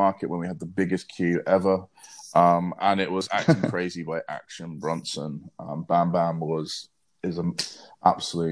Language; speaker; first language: English; native; English